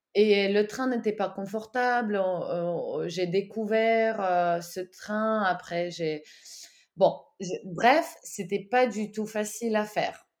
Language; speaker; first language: French; non-native, fluent; Ukrainian